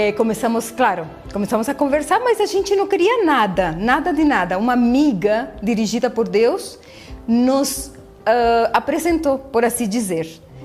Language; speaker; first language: Portuguese; non-native, fluent; Spanish